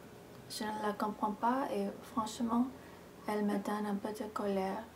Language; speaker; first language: French; non-native, fluent; English